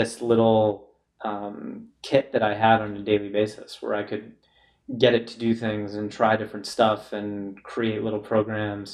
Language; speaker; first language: English; native; English